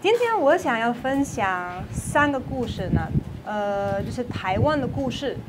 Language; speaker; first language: Chinese; non-native, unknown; English